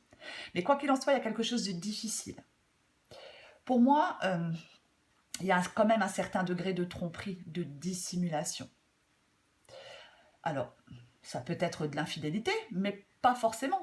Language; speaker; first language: French; native; French